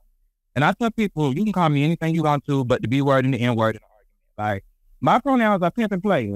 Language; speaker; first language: English; native; English